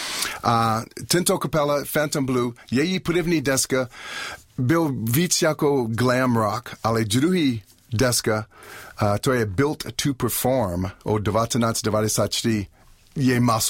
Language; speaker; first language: Czech; non-native, learner; English